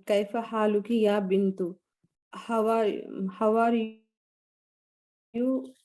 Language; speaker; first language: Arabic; non-native, learner; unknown